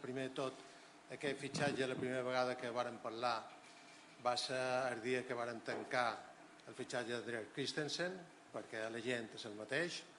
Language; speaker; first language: Catalan; native; Catalan